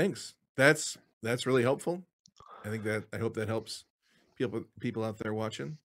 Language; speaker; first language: English; native; English